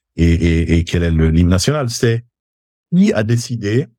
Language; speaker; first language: French; native; French